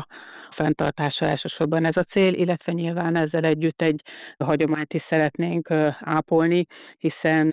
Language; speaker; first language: Hungarian; native; Hungarian